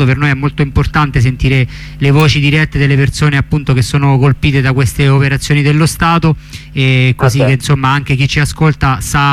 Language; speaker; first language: Italian; native; Italian